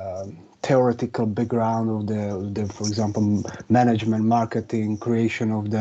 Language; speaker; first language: English; non-native, fluent; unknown